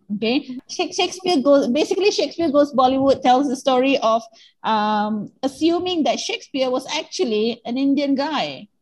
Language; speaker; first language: English; non-native, local second language; Malay